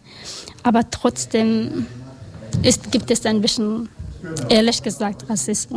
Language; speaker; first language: German; non-native, learner; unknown